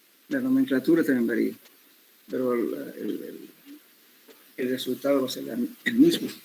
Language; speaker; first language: Spanish; native; Spanish